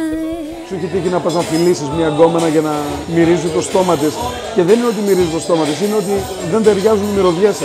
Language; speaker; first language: Greek; native; Greek